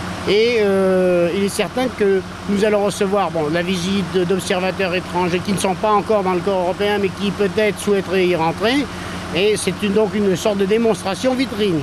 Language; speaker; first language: French; native; French